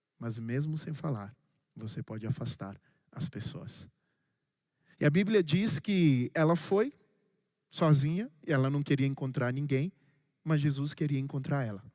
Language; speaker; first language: Portuguese; non-native, local second language; Kabuverdianu